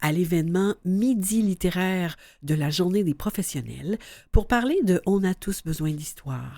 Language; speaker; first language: French; native; French